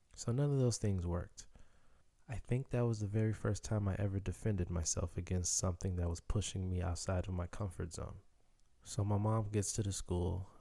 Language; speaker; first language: English; early bilingual, other home language; Haitian Creole